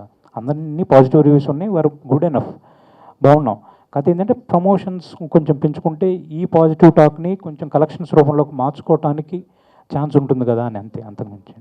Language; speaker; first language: Telugu; native; Telugu